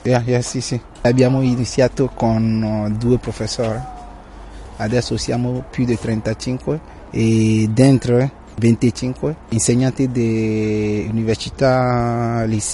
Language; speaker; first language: Italian; non-native, learner; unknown